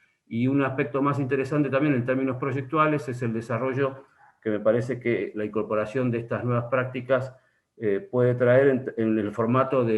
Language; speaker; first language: Spanish; native; Spanish